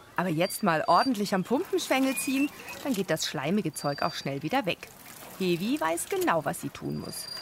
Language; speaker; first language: German; native; German